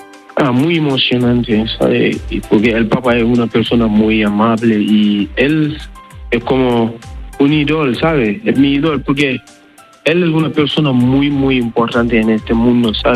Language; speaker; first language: Spanish; non-native, learner; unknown